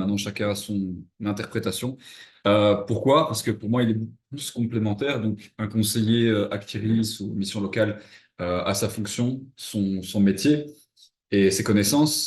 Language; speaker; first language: French; native; French